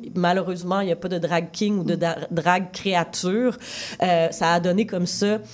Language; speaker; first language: French; native; French